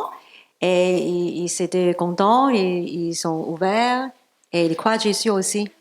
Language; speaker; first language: French; non-native, learner; Cantonese